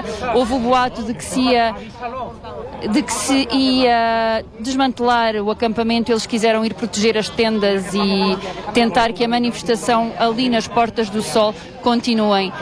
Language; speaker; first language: Portuguese; native; Portuguese